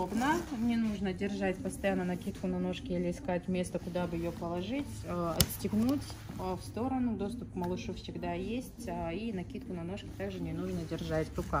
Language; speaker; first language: Russian; native; Russian